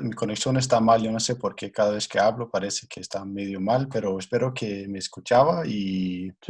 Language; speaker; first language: Spanish; non-native, fluent; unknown